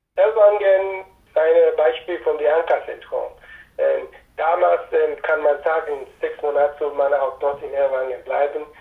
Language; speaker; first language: German; non-native, learner; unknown